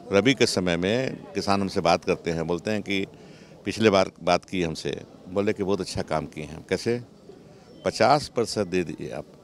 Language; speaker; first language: Hindi; native; Hindi